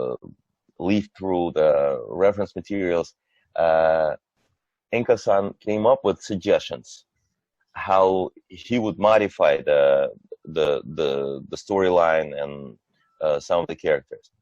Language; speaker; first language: English; non-native, fluent; Russian